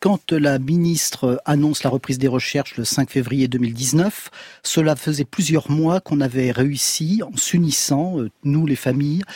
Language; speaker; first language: French; native; French